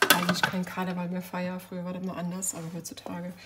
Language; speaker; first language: German; native; German